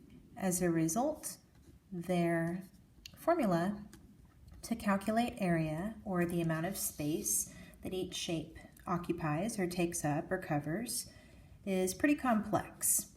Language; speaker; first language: English; native; English